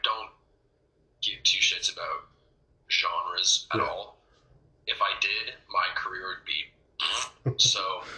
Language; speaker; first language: English; native; English